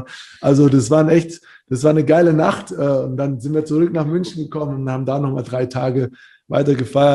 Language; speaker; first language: German; native; German